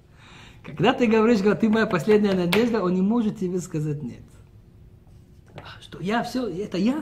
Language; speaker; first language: Russian; early bilingual, heritage; Russian